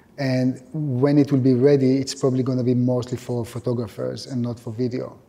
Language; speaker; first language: English; non-native, fluent; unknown